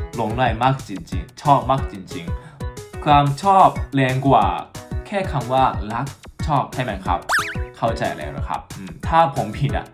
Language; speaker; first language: Thai; non-native, fluent; Japanese